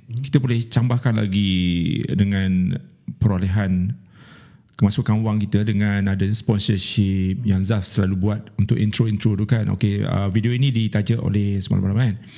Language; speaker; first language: Malay; native; Malay